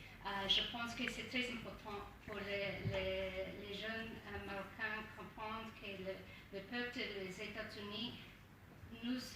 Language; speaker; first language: French; non-native, learner; English